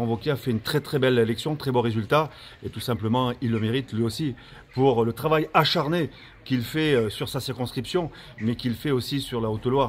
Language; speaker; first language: French; native; French